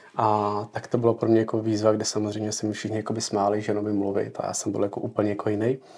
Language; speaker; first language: Czech; early bilingual, other home language; Ukrainian